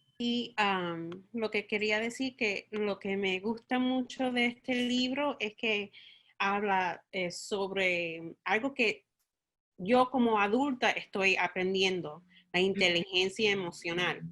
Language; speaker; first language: Spanish; early bilingual, heritage; Spanish